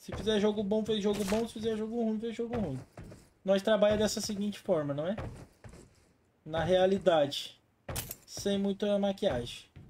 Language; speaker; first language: Portuguese; native; Portuguese